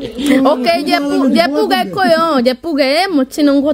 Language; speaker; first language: Korean; non-native, learner; Spanish